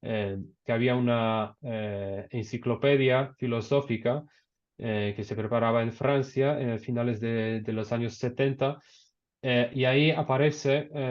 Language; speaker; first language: Spanish; non-native, fluent; Polish